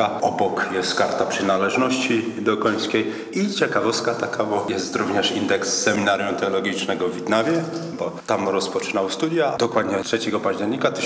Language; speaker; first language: Polish; native; Polish